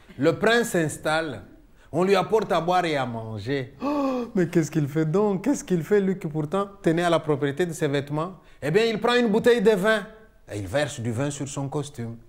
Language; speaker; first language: French; non-native, local second language; Luba-Lulua